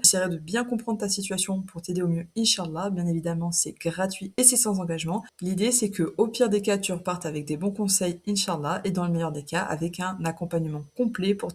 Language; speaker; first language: French; native; French